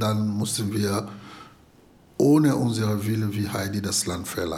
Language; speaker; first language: German; non-native, fluent; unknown